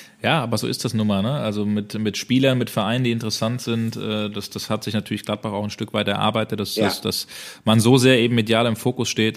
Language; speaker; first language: German; native; German